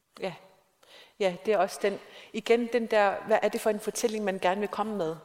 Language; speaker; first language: Danish; non-native, local second language; Kalaallisut